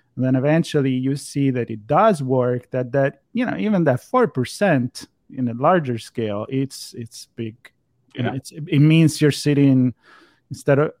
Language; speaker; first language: English; non-native, fluent; Italian